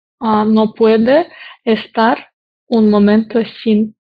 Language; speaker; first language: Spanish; non-native, learner; Russian